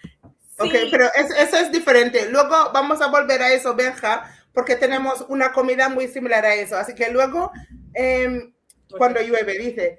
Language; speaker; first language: Spanish; non-native, fluent; English